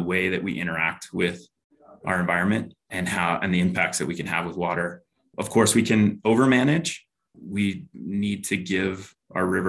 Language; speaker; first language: English; native; English